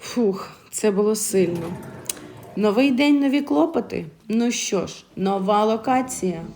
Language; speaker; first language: Ukrainian; native; Ukrainian